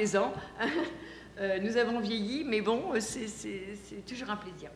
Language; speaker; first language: French; native; French